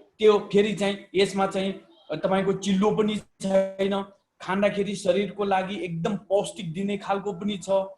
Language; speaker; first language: Nepali; non-native, local second language; Newari